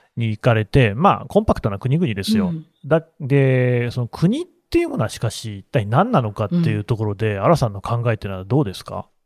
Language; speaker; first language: Japanese; native; Japanese